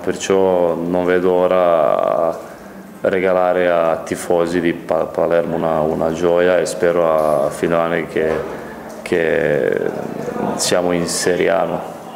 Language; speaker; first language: Italian; non-native, fluent; Serbian